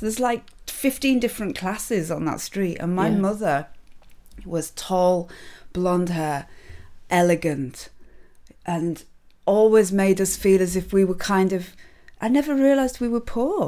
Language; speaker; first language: English; native; English